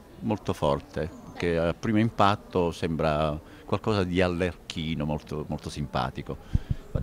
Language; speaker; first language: Italian; native; Italian